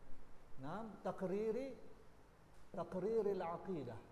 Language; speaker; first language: Arabic; non-native, learner; Indonesian